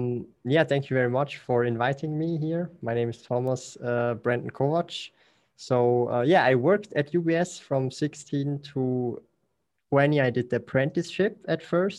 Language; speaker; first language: English; non-native, fluent; Swiss German